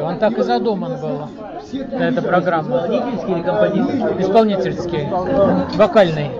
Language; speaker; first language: Russian; native; Russian